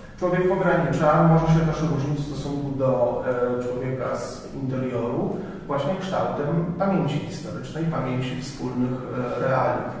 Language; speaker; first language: Polish; native; Polish